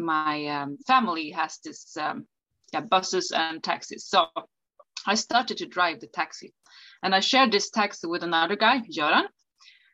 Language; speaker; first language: English; non-native, fluent; Swedish